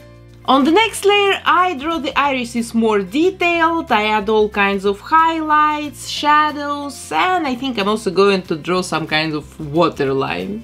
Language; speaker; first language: English; non-native, fluent; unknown